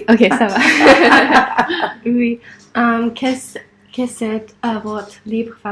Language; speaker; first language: French; non-native, learner; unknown